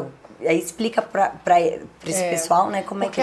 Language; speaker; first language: Portuguese; native; Portuguese